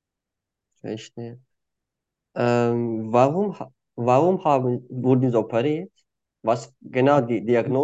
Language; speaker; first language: German; non-native, fluent; Turkish